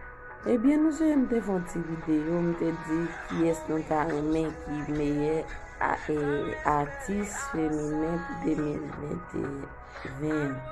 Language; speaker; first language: French; non-native, local second language; Haitian Creole